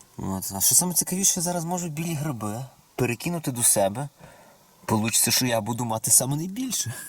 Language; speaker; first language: Ukrainian; native; Ukrainian